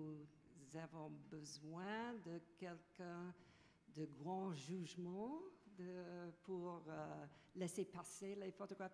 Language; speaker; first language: French; non-native, fluent; English